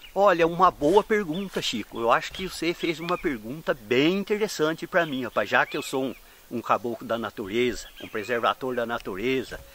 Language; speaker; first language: Portuguese; native; Portuguese